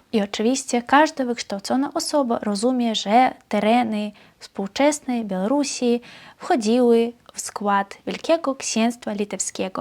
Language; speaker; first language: Polish; non-native, fluent; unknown